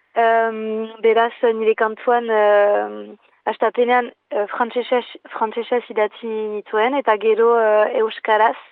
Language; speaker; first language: Basque; non-native, local second language; French